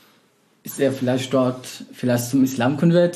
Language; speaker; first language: German; non-native, fluent; Arabic